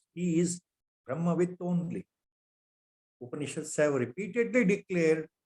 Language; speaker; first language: English; non-native, local second language; Kannada